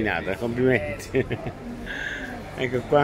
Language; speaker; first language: Italian; native; Italian